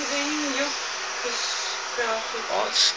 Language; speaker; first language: Turkish; non-native, learner; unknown